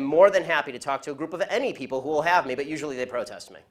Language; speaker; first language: English; native; English